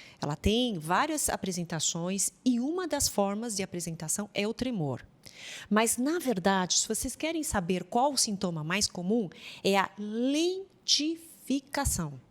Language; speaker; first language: Portuguese; non-native, fluent; Chinese